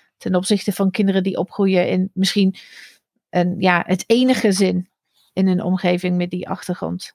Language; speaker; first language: Dutch; non-native, fluent; English